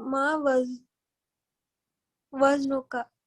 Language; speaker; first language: Arabic; non-native, learner; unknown